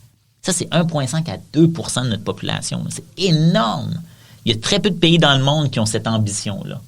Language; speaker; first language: French; native; French